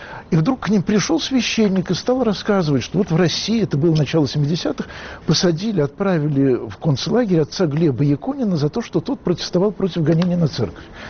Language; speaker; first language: Russian; native; Russian